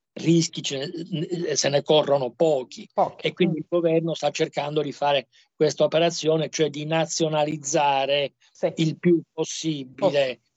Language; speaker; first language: Italian; native; Italian